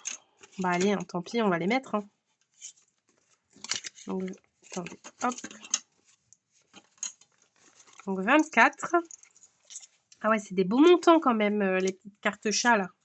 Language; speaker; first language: French; native; French